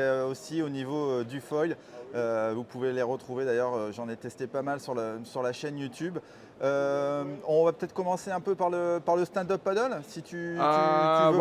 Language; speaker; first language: French; native; French